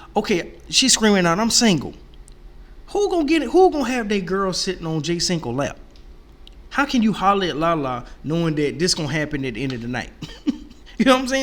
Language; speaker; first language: English; native; English